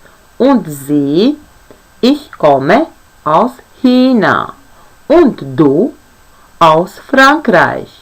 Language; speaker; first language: German; non-native, fluent; Latvian